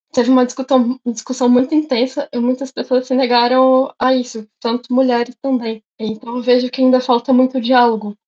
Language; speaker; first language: Portuguese; native; Portuguese